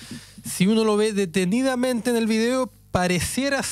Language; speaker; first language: Spanish; native; Spanish